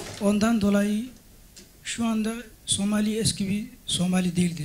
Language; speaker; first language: Turkish; non-native, fluent; Somali